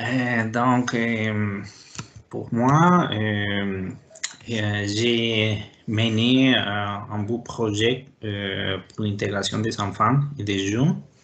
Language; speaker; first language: French; non-native, learner; Spanish